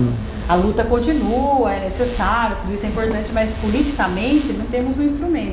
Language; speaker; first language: Portuguese; native; Portuguese